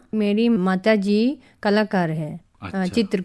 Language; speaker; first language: Hindi; non-native, fluent; Japanese